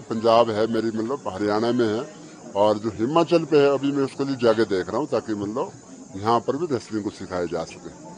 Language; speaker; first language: Hindi; native; Hindi